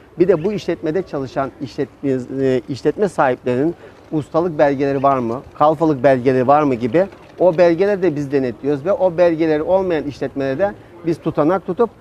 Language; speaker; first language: Turkish; native; Turkish